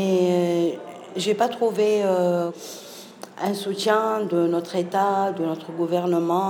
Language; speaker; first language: French; non-native, local second language; Arabic